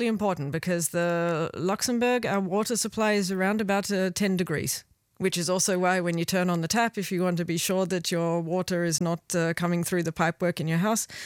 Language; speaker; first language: English; native; English